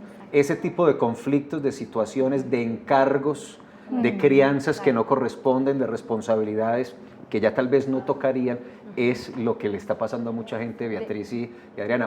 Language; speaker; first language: Spanish; native; Spanish